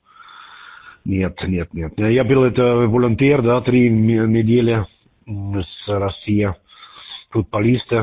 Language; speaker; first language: Russian; non-native, learner; German